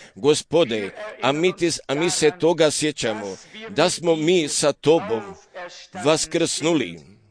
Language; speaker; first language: Croatian; early bilingual, heritage; Serbian